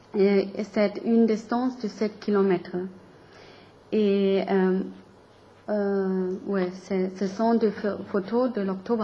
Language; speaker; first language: French; non-native, learner; German